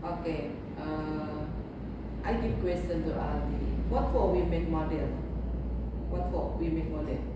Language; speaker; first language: English; non-native, learner; Indonesian